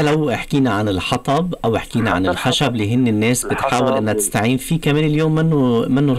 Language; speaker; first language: Arabic; native; Arabic